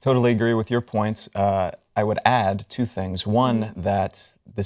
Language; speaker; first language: English; native; English